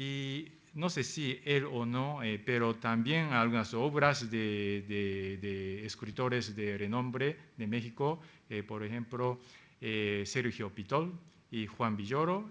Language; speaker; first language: Spanish; non-native, fluent; Japanese